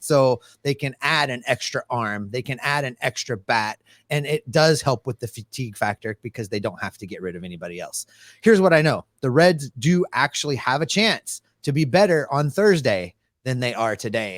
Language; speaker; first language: English; native; English